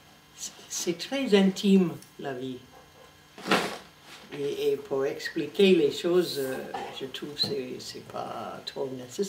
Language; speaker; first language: French; non-native, fluent; English